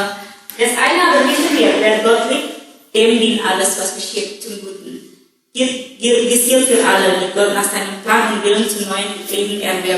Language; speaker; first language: German; non-native, learner; Indonesian